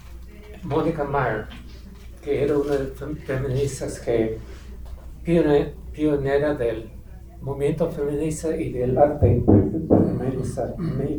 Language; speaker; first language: Spanish; non-native, fluent; English